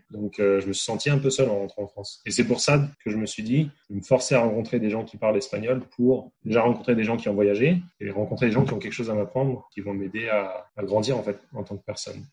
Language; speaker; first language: French; native; French